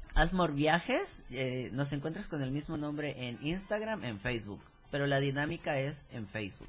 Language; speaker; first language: Spanish; native; Spanish